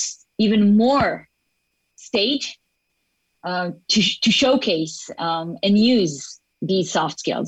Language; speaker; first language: English; non-native, fluent; Hebrew